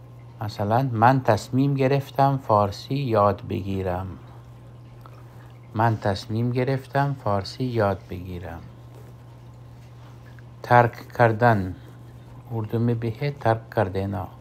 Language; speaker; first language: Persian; non-native, fluent; Urdu